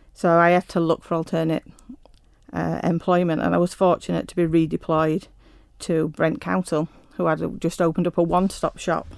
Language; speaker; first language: English; native; English